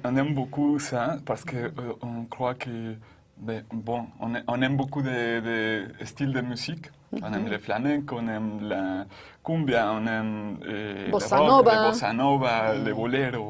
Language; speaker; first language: French; non-native, fluent; Spanish